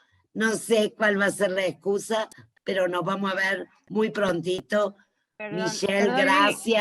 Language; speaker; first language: Spanish; native; Spanish